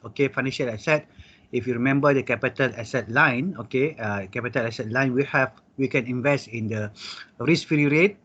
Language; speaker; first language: English; non-native, local second language; Malay